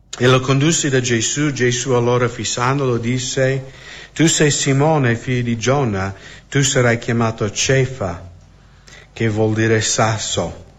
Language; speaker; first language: Italian; non-native, fluent; English